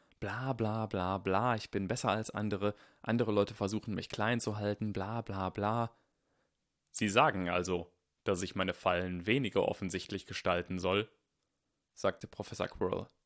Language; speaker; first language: German; native; German